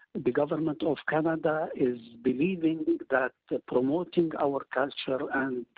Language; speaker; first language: English; non-native, fluent; Arabic